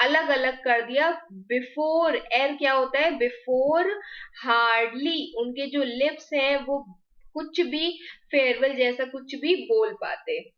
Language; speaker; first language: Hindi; native; Hindi